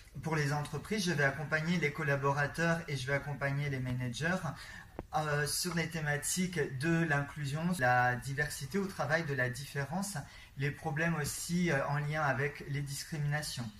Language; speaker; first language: French; native; French